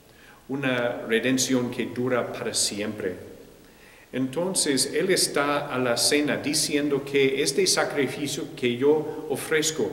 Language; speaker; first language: Spanish; non-native, fluent; English